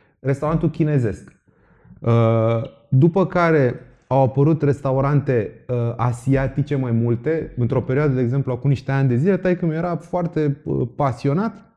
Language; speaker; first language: Romanian; native; Romanian